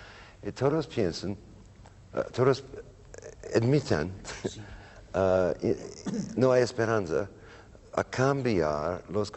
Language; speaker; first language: Spanish; non-native, learner; English